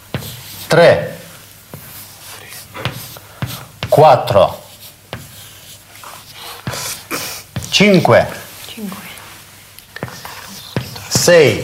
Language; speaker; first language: Italian; non-native, fluent; Russian